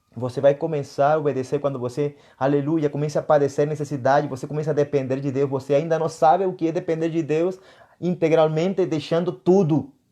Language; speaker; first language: Portuguese; non-native, fluent; Spanish